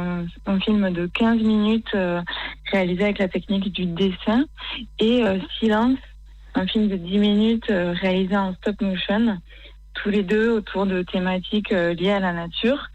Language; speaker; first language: French; native; French